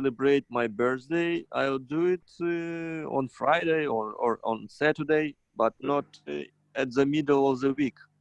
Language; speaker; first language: English; non-native, fluent; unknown